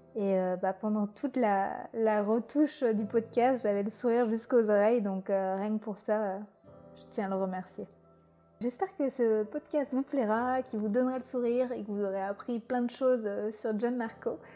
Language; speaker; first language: French; native; French